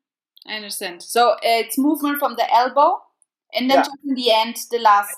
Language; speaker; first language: English; non-native, fluent; German